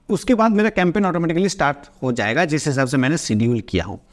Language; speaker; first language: Hindi; non-native, local second language; Bangla